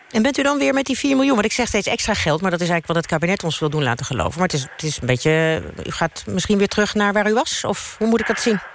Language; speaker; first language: Dutch; native; Dutch